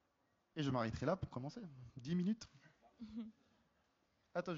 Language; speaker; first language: French; native; French